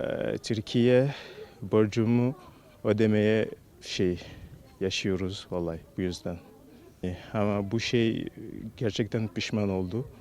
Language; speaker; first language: Turkish; non-native, learner; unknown